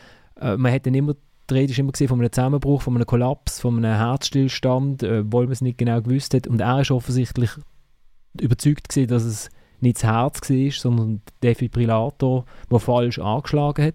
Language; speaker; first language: German; native; German